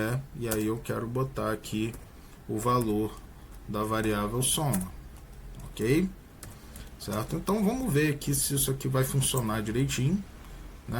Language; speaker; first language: Portuguese; native; Portuguese